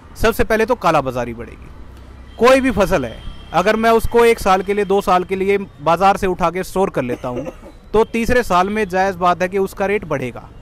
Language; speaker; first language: Hindi; native; Hindi